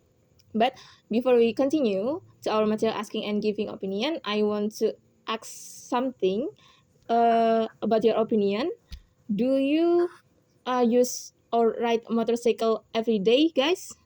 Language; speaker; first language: English; non-native, learner; Indonesian